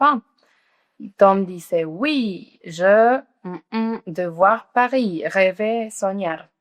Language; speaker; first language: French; non-native, fluent; Spanish